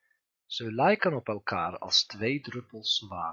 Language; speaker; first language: Dutch; non-native, fluent; Turkish